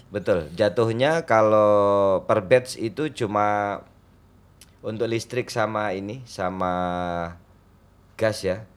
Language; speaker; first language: Indonesian; non-native, local second language; Javanese